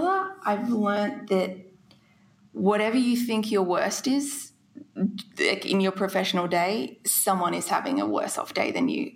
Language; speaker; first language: English; native; English